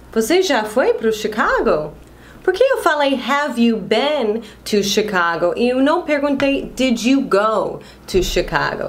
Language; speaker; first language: Portuguese; non-native, fluent; English